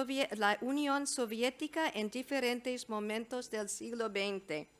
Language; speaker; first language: Spanish; non-native, fluent; English